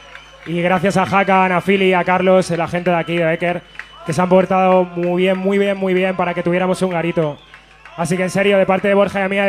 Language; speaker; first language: Spanish; native; Spanish